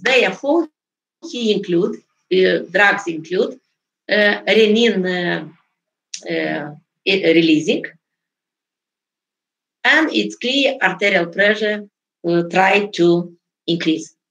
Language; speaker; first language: English; non-native, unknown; Romanian